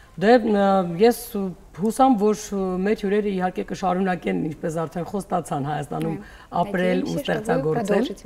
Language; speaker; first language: Armenian; native; Armenian